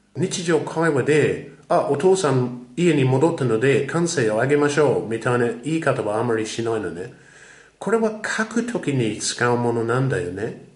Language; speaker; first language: Japanese; non-native, fluent; English